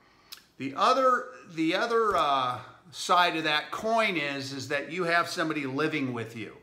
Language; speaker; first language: English; native; English